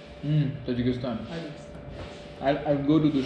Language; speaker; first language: English; non-native, local second language; Malayalam